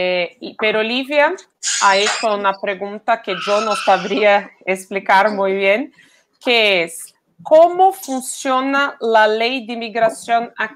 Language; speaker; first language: Spanish; non-native, fluent; Portuguese